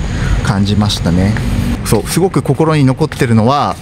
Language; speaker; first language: Japanese; native; Japanese